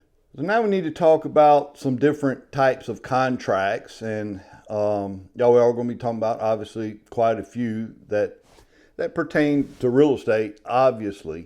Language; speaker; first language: English; native; English